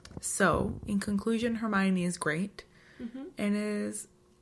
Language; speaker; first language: English; native; English